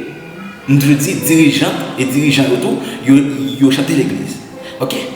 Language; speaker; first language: French; non-native, learner; Haitian Creole